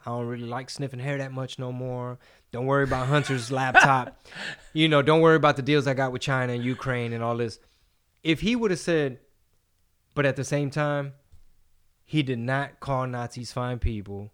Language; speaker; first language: English; early bilingual, other home language; Spanish